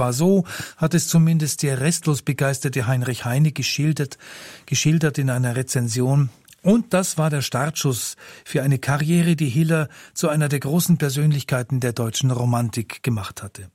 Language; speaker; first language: German; native; German